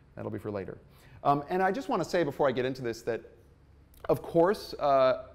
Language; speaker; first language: English; native; English